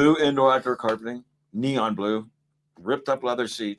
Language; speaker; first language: English; native; English